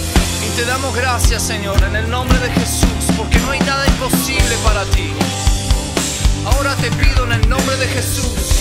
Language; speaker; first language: Spanish; native; Spanish